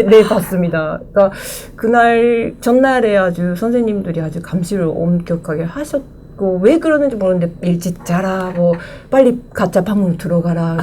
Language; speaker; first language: Korean; early bilingual, heritage; Japanese